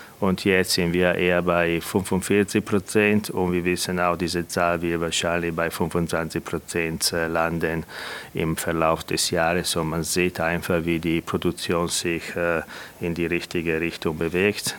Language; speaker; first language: German; non-native, fluent; Italian